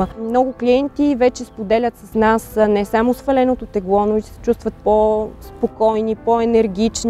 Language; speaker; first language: Bulgarian; native; Bulgarian